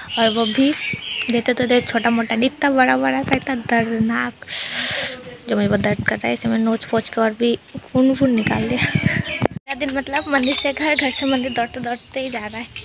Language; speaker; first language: Hindi; native; Hindi